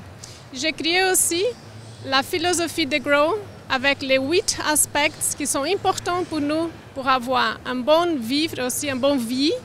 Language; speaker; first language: French; non-native, learner; Portuguese